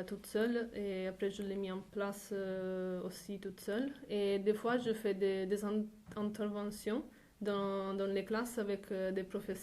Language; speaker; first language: French; non-native, fluent; Italian